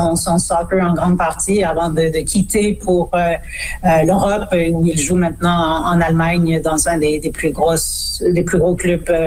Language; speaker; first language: French; native; French